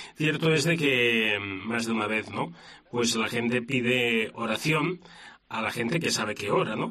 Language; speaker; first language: Spanish; non-native, local second language; Catalan